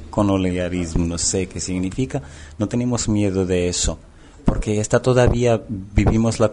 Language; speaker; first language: Spanish; non-native, learner; Arabic